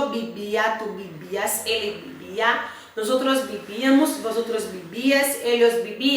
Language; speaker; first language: Spanish; non-native, learner; Portuguese